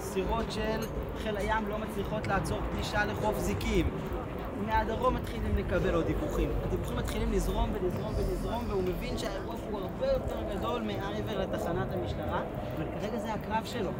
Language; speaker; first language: Hebrew; native; Hebrew